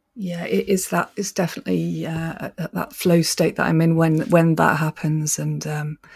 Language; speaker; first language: English; native; English